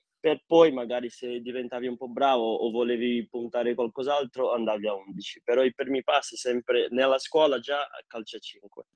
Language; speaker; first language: Italian; non-native, fluent; Portuguese